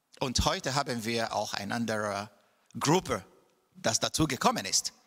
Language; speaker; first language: German; non-native, fluent; Igbo